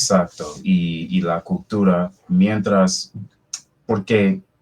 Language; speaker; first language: Spanish; non-native, fluent; English